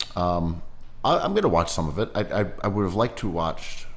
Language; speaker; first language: English; native; English